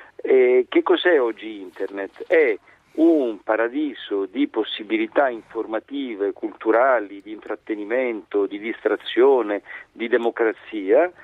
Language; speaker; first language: Italian; native; Italian